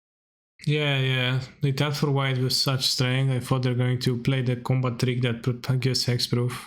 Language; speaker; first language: English; non-native, fluent; Polish